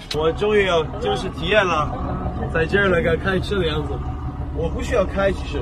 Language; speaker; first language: Chinese; early bilingual, heritage; Chinese